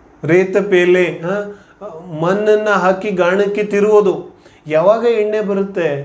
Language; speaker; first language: Kannada; non-native, local second language; Hindi